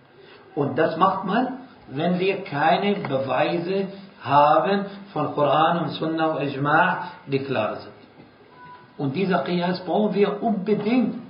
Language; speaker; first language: German; non-native, fluent; Arabic